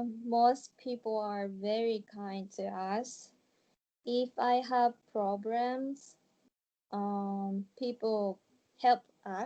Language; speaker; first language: English; non-native, learner; Japanese